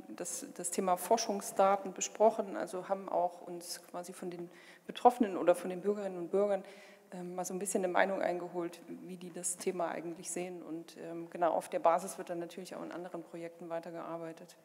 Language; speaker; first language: German; native; German